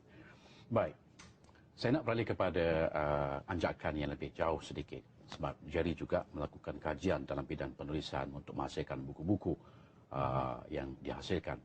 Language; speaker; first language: Malay; native; Malay